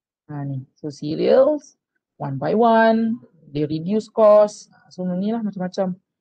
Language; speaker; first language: English; non-native, local second language; Malay